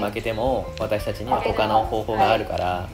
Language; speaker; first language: Japanese; native; Japanese